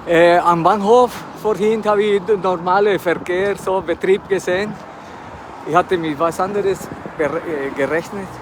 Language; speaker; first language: German; non-native, fluent; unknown